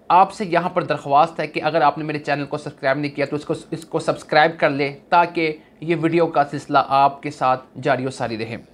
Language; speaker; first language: Urdu; native; Urdu